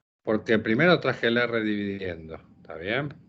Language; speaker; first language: Spanish; native; Spanish